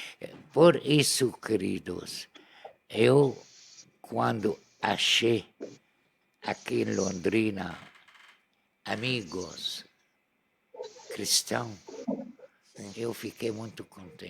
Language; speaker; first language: Portuguese; non-native, learner; Arabic